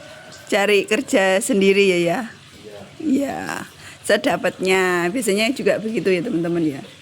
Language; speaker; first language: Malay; non-native, local second language; Javanese